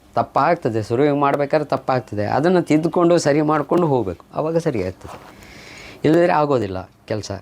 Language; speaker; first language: Kannada; native; Kannada